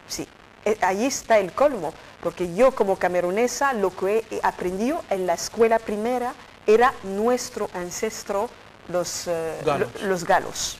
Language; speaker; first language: Spanish; non-native, fluent; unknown